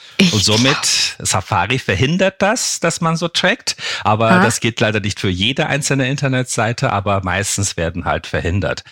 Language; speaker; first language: German; non-native, fluent; Turkish